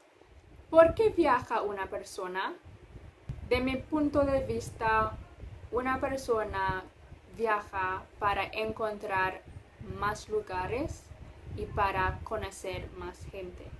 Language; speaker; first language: Spanish; non-native, fluent; English